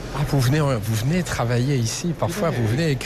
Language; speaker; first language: French; native; French